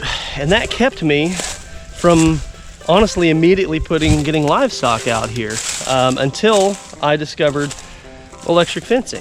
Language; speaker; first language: English; native; English